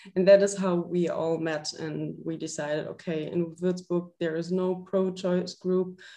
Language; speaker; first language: English; non-native, fluent; German